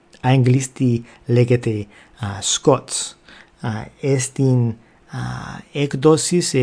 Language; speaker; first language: Greek; non-native, fluent; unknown